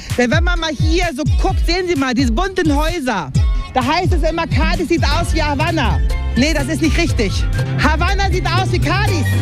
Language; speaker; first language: German; native; German